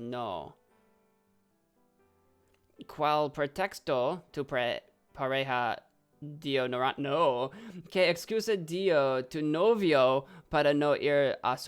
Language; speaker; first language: Spanish; non-native, learner; English